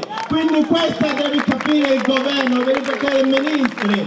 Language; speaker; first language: Italian; non-native, learner; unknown